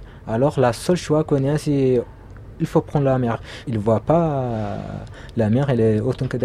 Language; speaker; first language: French; non-native, fluent; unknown